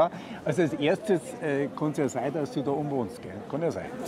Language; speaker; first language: German; native; German